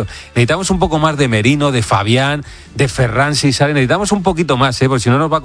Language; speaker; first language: Spanish; native; Spanish